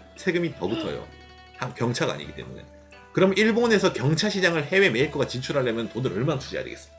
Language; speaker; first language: Korean; native; Korean